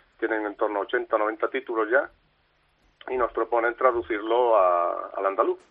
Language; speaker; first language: Spanish; native; Spanish